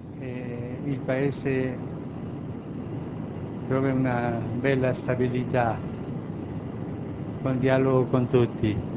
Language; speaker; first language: Italian; early bilingual, heritage; Spanish